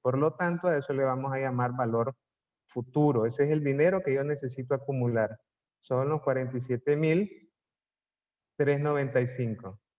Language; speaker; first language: Spanish; native; Spanish